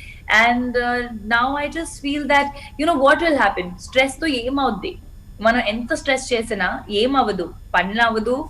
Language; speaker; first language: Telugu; non-native, local second language; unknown